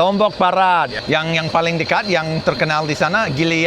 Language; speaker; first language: Indonesian; non-native, fluent; English